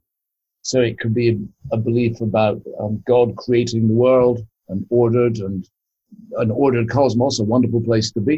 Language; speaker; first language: English; native; English